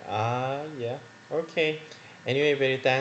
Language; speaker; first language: English; non-native, learner; Korean